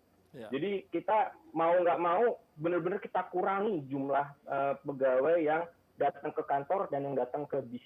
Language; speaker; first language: Indonesian; native; Indonesian